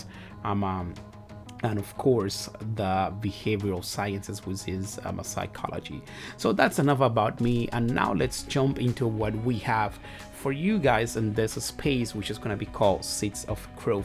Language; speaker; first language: English; non-native, fluent; Spanish